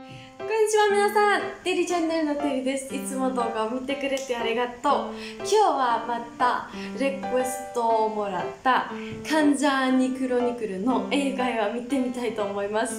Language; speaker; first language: Japanese; non-native, learner; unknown